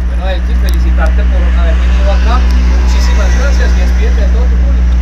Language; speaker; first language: Spanish; native; Spanish